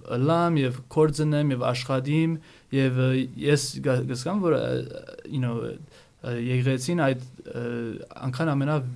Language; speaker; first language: Armenian; early bilingual, heritage; Armenian